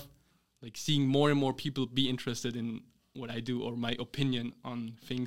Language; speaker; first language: English; non-native, fluent; German